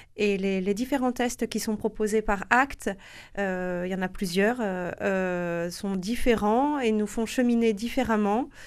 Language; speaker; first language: French; native; French